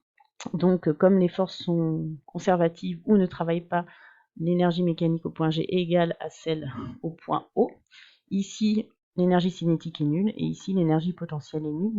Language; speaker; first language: French; native; French